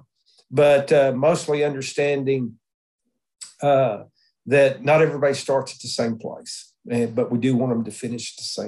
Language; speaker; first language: English; native; English